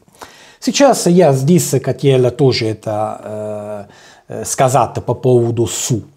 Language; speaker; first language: Russian; non-native, learner; Italian